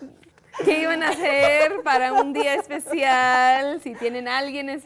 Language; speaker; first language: Spanish; early bilingual, heritage; Spanish